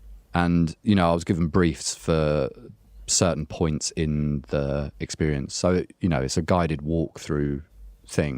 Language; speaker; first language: English; native; English